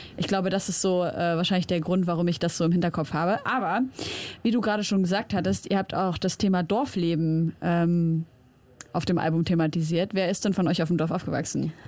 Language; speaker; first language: German; early bilingual, other home language; Arabic